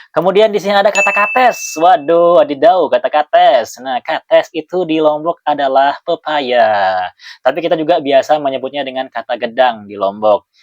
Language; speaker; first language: Indonesian; non-native, local second language; Sasak